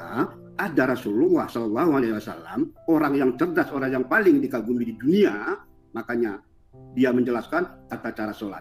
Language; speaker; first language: Indonesian; native; Indonesian